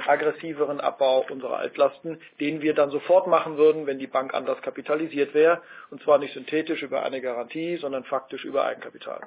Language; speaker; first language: German; native; German